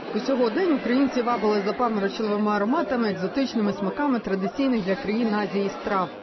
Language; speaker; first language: Ukrainian; native; Ukrainian